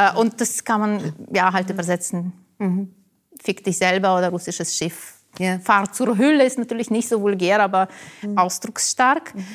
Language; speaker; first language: German; non-native, fluent; Ukrainian